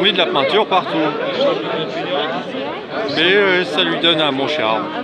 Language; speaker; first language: French; native; French